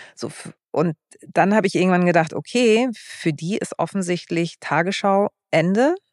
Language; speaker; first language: German; early bilingual, other home language; Greek